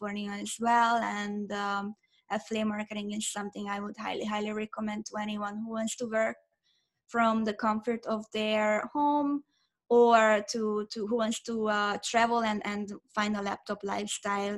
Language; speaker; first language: English; non-native, fluent; Hungarian